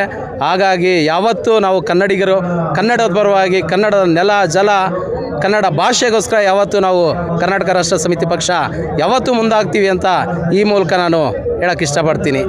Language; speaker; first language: Kannada; native; Kannada